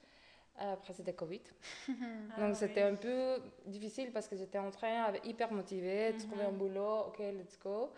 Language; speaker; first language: French; non-native, fluent; Spanish